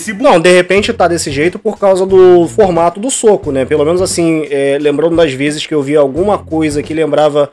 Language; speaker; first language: Portuguese; native; Portuguese